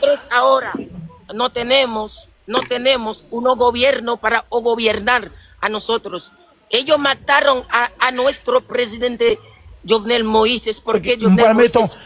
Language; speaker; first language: Spanish; non-native, local second language; Haitian Creole